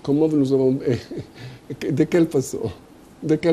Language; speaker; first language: French; non-native, fluent; Hebrew